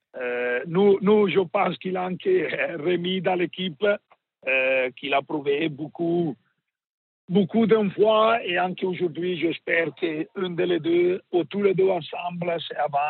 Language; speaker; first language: French; non-native, learner; Italian